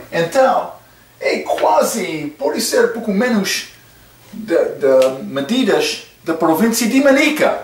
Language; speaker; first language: Portuguese; non-native, fluent; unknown